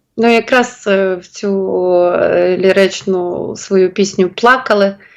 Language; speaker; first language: Ukrainian; native; Ukrainian